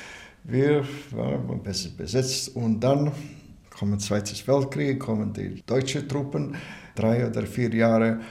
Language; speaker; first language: German; non-native, learner; Latvian